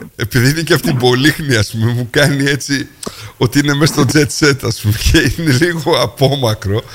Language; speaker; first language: Greek; native; Greek